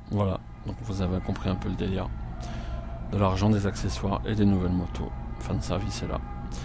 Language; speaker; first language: French; native; French